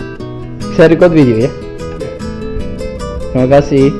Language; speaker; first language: Indonesian; non-native, learner; Urdu